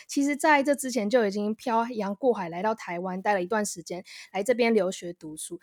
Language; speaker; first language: Chinese; native; Chinese